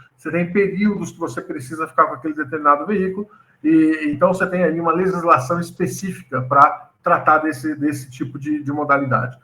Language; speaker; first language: Portuguese; native; Portuguese